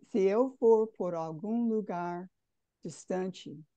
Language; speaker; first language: Portuguese; non-native, fluent; English